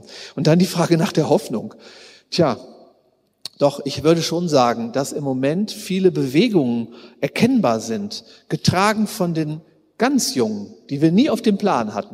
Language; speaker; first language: German; native; German